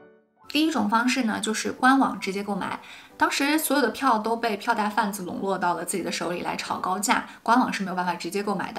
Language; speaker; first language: Chinese; native; Chinese